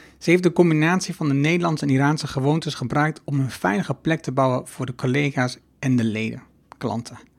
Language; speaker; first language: Dutch; native; Dutch